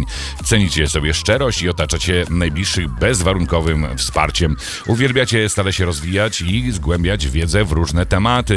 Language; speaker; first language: Polish; native; Polish